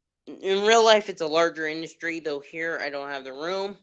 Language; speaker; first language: English; native; English